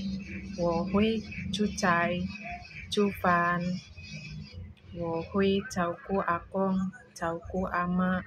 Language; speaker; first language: Chinese; non-native, learner; Indonesian